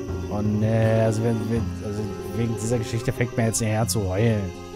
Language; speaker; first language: German; native; German